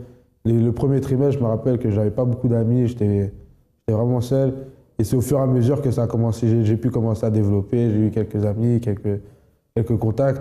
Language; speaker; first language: French; native; French